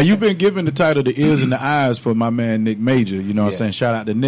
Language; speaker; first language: English; native; English